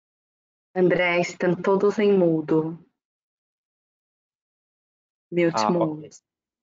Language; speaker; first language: Spanish; non-native, fluent; Portuguese